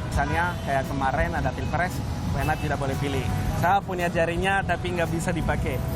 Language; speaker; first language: Indonesian; non-native, fluent; French